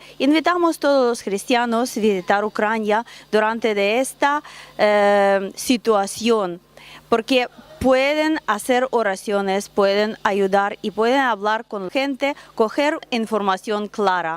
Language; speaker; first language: Spanish; non-native, learner; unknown